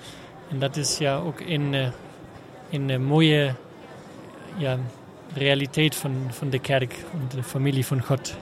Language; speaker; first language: Dutch; non-native, learner; German